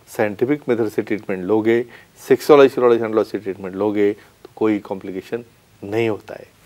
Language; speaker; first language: Hindi; non-native, local second language; Marathi